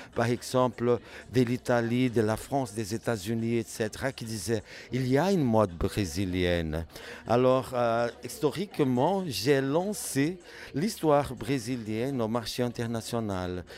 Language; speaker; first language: French; non-native, fluent; Portuguese